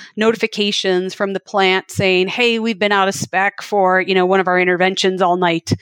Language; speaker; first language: English; native; English